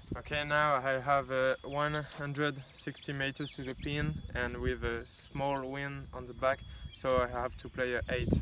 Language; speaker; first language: English; non-native, learner; French